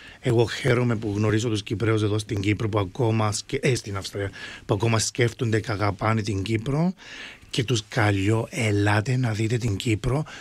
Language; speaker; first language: Greek; early bilingual, heritage; Greek